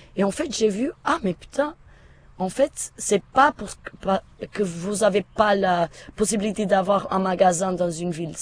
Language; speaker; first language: French; non-native, fluent; Portuguese